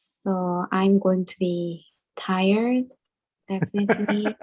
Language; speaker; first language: English; non-native, learner; Korean